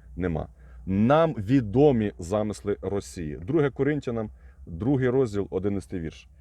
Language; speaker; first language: Ukrainian; non-native, local second language; Russian